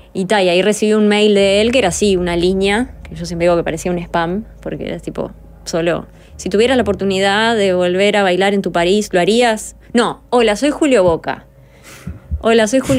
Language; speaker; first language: Spanish; native; Spanish